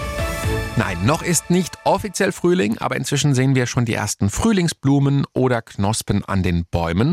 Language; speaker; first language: German; native; German